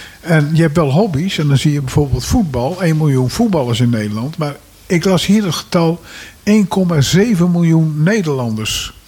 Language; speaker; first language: Dutch; native; Dutch